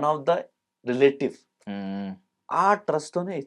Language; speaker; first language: Telugu; non-native, local second language; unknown